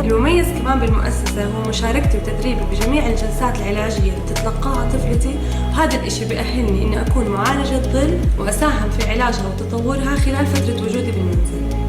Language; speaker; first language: Arabic; native; Arabic